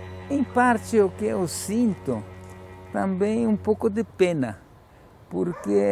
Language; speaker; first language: Portuguese; non-native, fluent; Polish